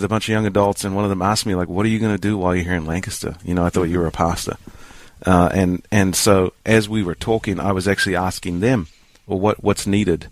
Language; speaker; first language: English; native; English